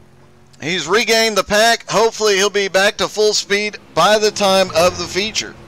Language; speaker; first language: English; native; English